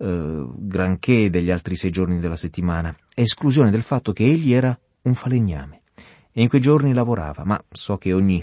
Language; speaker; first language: Italian; native; Italian